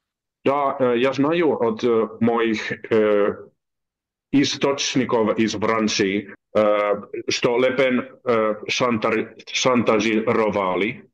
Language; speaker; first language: Russian; non-native, learner; Finnish